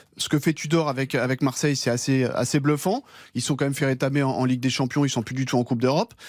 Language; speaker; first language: French; native; French